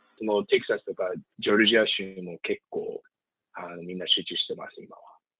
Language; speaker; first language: Japanese; early bilingual, heritage; Japanese